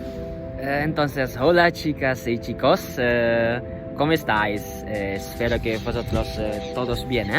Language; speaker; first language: Spanish; non-native, learner; Indonesian